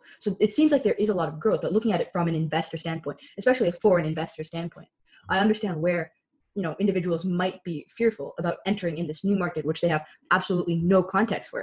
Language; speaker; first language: English; native; English